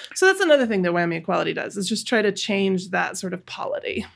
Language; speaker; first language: English; native; English